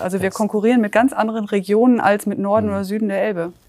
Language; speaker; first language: German; native; German